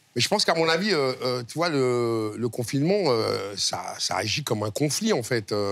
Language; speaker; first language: French; native; French